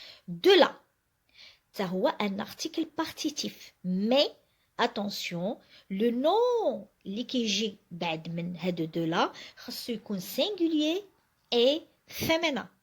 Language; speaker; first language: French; non-native, local second language; Arabic